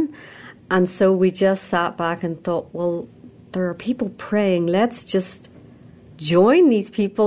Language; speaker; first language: English; native; English